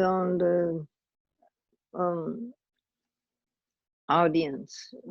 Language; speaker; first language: French; non-native, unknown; Italian